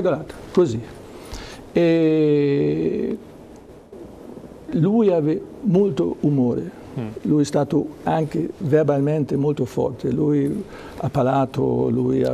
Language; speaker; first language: Italian; non-native, learner; German